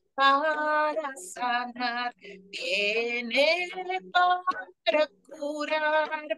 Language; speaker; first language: Spanish; native; Spanish